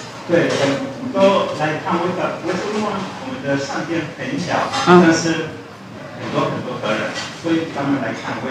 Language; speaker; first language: Chinese; non-native, learner; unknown